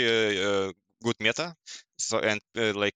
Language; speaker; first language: English; non-native, learner; Russian